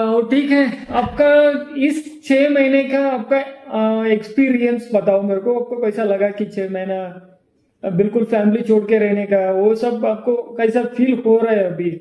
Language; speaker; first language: Hindi; non-native, local second language; Kannada